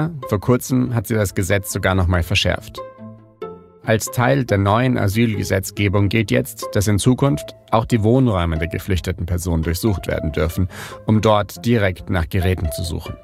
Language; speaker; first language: German; native; German